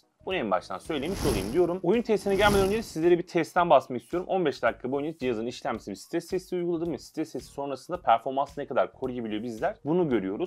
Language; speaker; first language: Turkish; native; Turkish